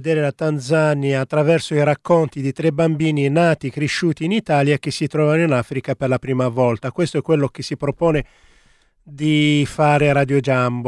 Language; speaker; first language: Italian; native; Italian